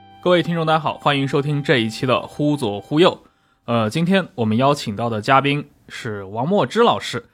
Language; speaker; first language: Chinese; native; Chinese